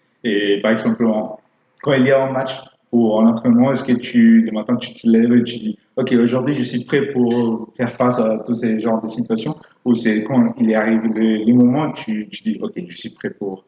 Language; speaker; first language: French; non-native, fluent; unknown